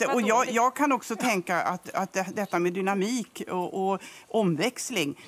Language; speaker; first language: Swedish; native; Swedish